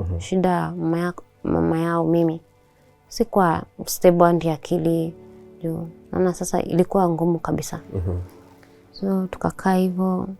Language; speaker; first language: Swahili; native; Swahili